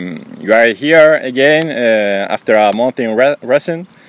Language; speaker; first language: English; non-native, learner; Spanish